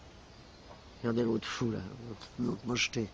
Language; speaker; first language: French; native; French